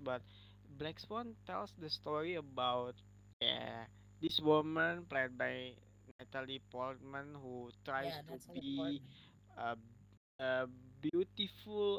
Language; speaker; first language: English; non-native, learner; Indonesian